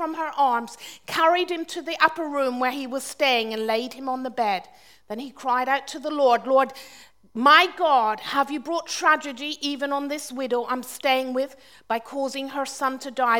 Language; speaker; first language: English; native; English